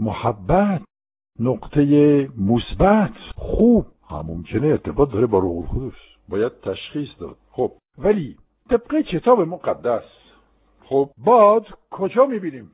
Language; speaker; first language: Persian; non-native, fluent; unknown